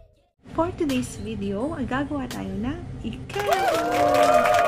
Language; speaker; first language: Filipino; native; Filipino